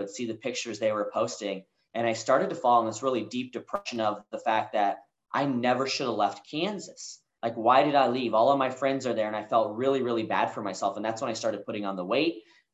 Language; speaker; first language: English; native; English